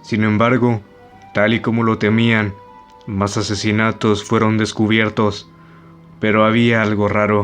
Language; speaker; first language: Spanish; native; Spanish